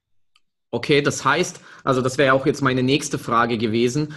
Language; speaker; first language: German; native; German